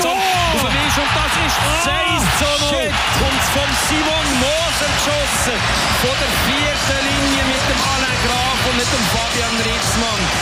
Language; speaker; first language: German; native; German